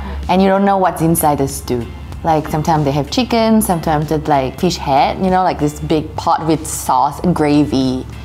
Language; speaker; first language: English; non-native, fluent; Vietnamese